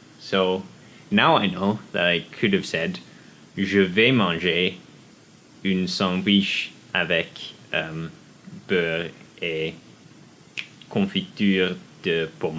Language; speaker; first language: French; non-native, learner; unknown